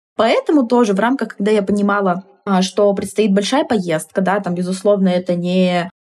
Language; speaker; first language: Russian; native; Russian